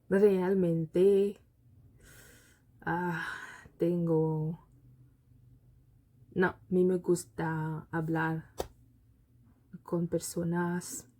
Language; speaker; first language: Spanish; non-native, learner; Lingala